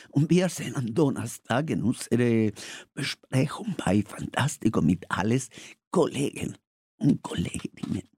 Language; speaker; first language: German; non-native, fluent; Spanish